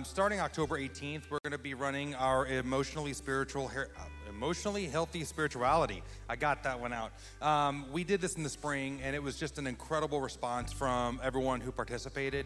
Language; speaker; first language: English; native; English